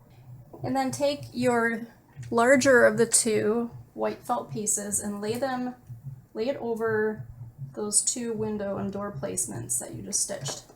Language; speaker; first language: English; native; English